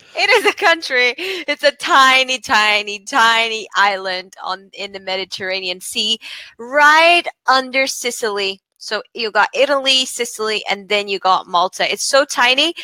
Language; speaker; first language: English; non-native, fluent; Bulgarian